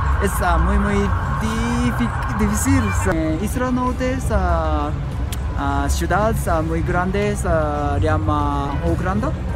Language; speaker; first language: Spanish; non-native, learner; Japanese